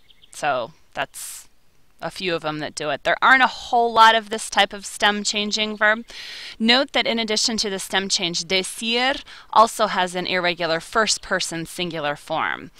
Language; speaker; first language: English; native; English